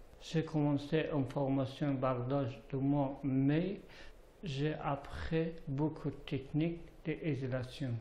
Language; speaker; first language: French; non-native, learner; Persian